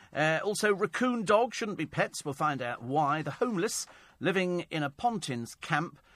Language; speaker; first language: English; native; English